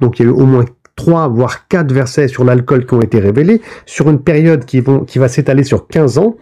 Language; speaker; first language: French; native; French